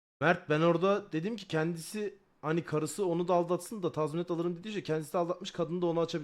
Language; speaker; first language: Turkish; native; Turkish